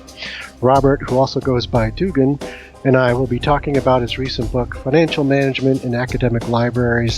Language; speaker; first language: English; native; English